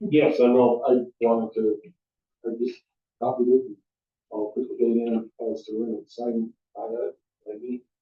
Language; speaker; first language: English; native; English